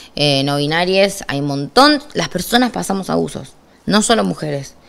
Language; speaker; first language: Spanish; native; Spanish